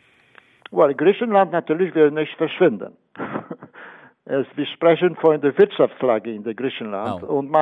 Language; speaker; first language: German; non-native, fluent; Polish